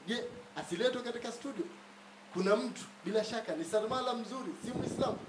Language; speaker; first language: Swahili; native; Swahili